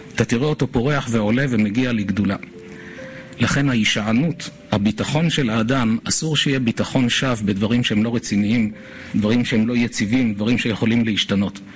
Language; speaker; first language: Hebrew; native; Hebrew